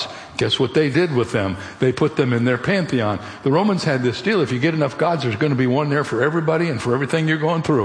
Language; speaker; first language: English; native; English